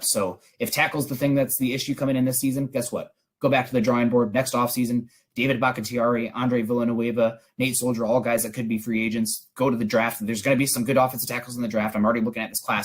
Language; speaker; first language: English; native; English